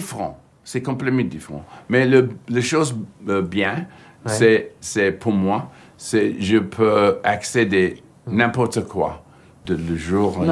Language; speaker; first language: French; non-native, learner; English